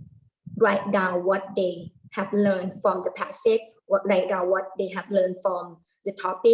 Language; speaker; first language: English; non-native, learner; Thai